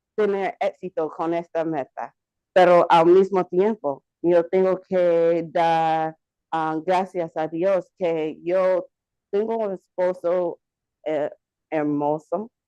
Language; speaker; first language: Spanish; non-native, learner; English